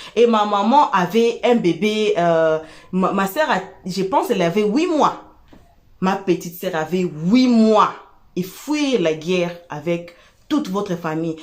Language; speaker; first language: French; non-native, local second language; Lingala